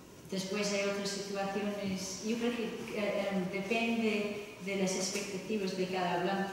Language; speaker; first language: Spanish; non-native, fluent; English